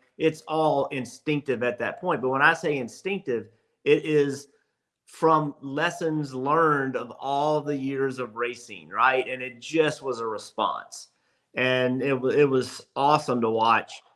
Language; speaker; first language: English; native; English